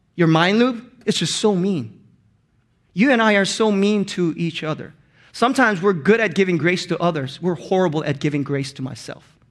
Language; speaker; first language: English; non-native, local second language; Korean